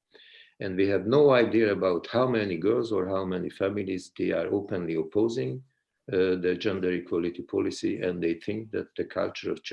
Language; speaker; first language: English; non-native, fluent; Swedish